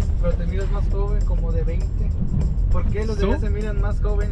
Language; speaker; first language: Spanish; native; Spanish